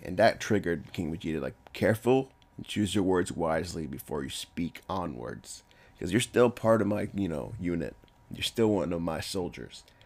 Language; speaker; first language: English; early bilingual, other home language; Spanish